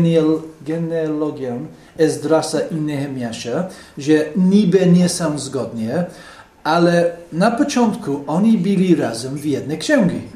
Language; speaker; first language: Polish; non-native, fluent; English